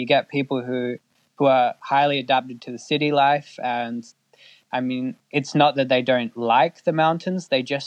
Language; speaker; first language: English; native; English